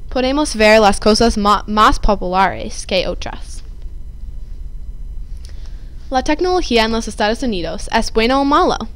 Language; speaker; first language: Spanish; non-native, learner; English